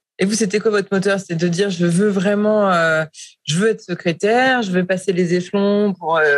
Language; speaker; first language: French; native; French